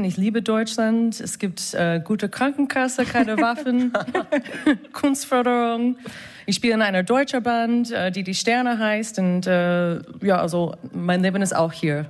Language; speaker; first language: German; non-native, fluent; English